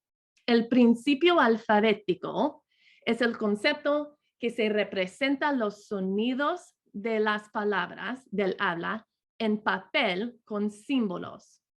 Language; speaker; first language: Spanish; non-native, fluent; English